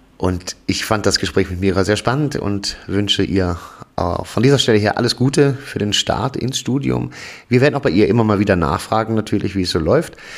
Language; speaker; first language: German; native; German